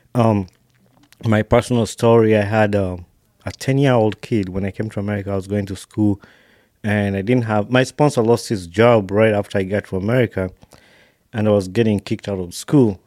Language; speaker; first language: English; non-native, local second language; Ganda